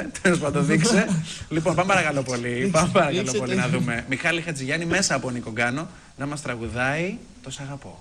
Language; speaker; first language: Greek; native; Greek